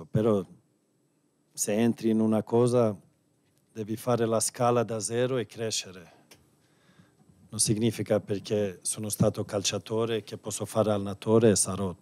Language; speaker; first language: Italian; non-native, fluent; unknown